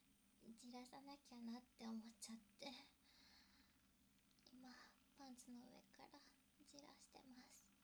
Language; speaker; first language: Japanese; native; Japanese